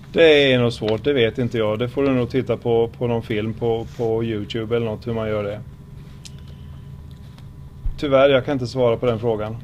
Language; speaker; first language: Swedish; native; Swedish